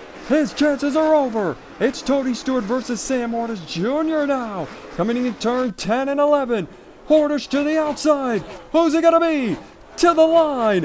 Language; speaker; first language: English; native; English